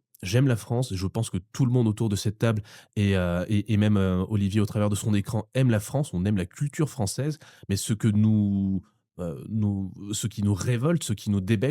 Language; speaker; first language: French; native; French